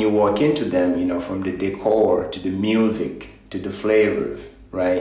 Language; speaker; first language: English; non-native, fluent; Fula